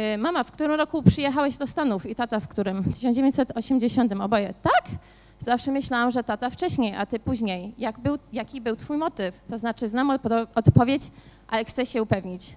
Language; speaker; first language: Polish; early bilingual, heritage; Polish